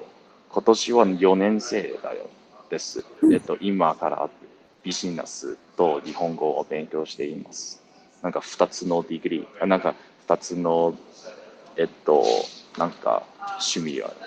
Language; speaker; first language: Japanese; non-native, learner; English